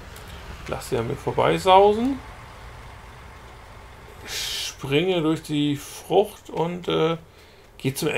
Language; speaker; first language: German; native; German